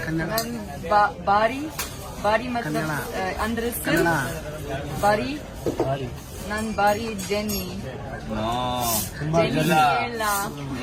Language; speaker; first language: Kannada; non-native, learner; English